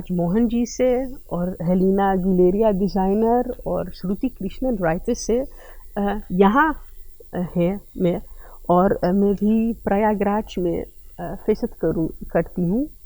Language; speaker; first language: Hindi; early bilingual, heritage; Dutch